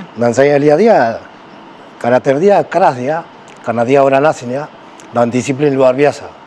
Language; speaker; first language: Indonesian; non-native, fluent; Spanish